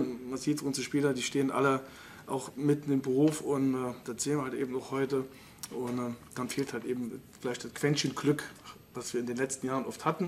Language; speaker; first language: German; native; German